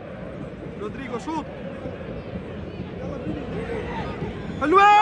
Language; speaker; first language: Arabic; native; Arabic